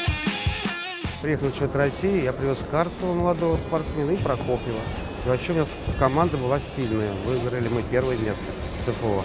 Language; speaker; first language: Russian; native; Russian